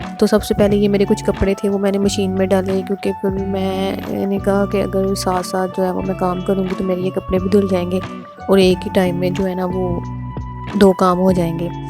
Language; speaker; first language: Urdu; native; Urdu